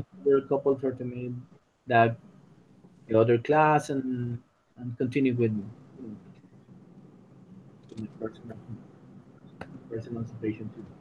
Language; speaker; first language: English; non-native, learner; Spanish